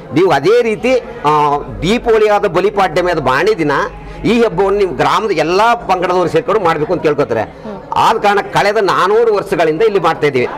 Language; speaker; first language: Kannada; native; Kannada